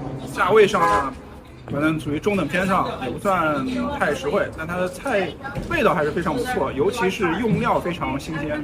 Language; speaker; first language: Chinese; native; Chinese